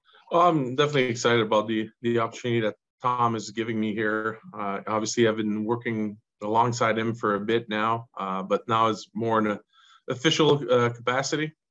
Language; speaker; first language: English; non-native, local second language; French